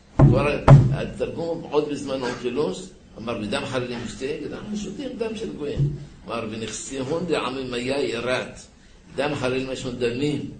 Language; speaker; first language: Hebrew; early bilingual, other home language; Arabic